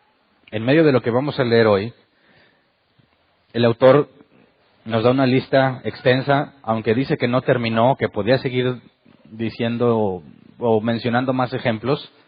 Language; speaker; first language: Spanish; native; Spanish